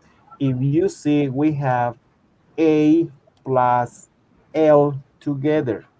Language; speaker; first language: English; non-native, fluent; Spanish